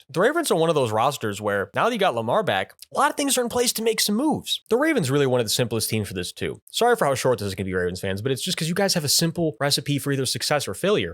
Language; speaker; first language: English; native; English